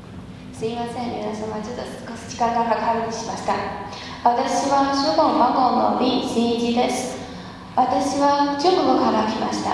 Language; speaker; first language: Japanese; non-native, learner; Chinese